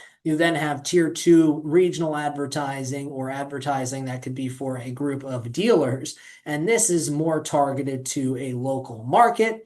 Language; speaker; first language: English; native; English